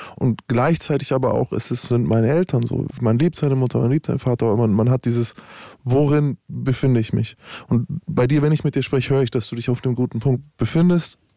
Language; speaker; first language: German; native; German